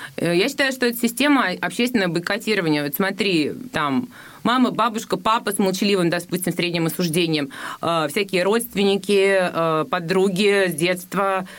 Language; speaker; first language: Russian; native; Russian